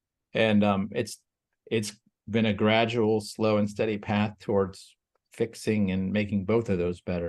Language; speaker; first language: English; native; English